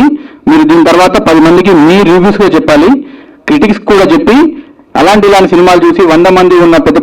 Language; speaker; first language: Telugu; native; Telugu